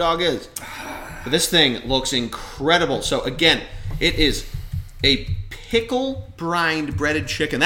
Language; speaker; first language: English; native; English